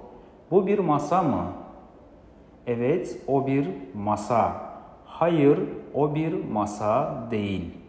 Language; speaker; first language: Turkish; non-native, fluent; Kazakh